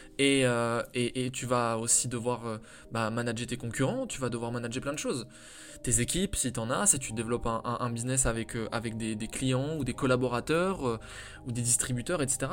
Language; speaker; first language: French; native; French